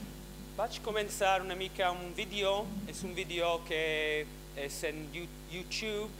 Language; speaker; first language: Catalan; non-native, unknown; English